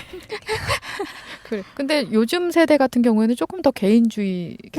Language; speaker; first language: Korean; native; Korean